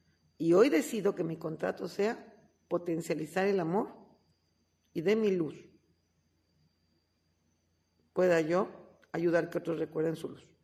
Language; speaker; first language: Spanish; native; Spanish